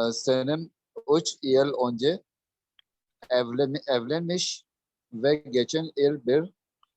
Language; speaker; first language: Turkish; non-native, learner; Urdu